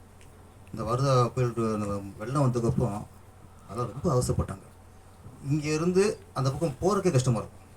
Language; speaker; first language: Tamil; native; Tamil